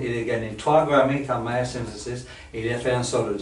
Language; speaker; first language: French; non-native, fluent; English